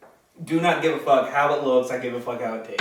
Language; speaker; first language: English; native; English